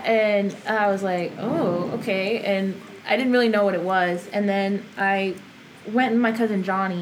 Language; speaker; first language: English; early bilingual, other home language; Spanish